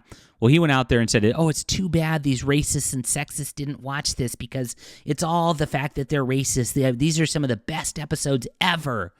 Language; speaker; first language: English; native; English